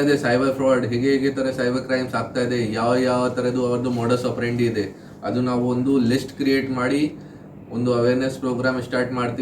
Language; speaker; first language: Kannada; non-native, fluent; Hindi